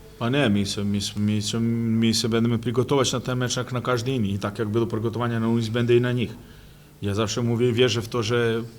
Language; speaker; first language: Polish; non-native, fluent; Serbian